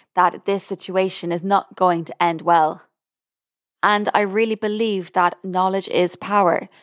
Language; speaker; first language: English; native; English